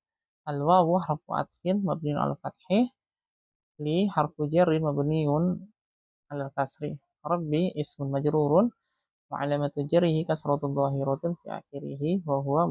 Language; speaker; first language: Arabic; non-native, fluent; Indonesian